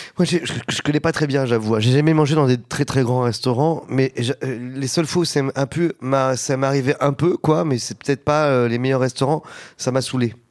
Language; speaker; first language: French; native; French